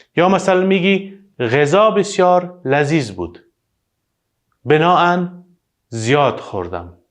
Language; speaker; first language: Persian; native; Persian